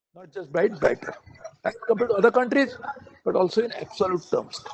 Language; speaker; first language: English; non-native, local second language; Marathi